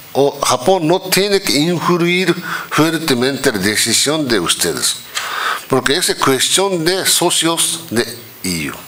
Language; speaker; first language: Spanish; non-native, fluent; Japanese